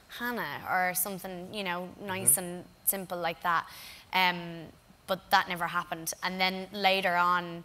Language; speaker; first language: English; native; English